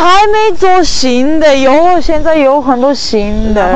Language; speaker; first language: Chinese; non-native, fluent; Armenian